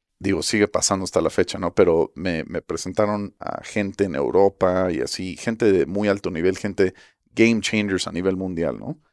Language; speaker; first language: Spanish; early bilingual, heritage; Spanish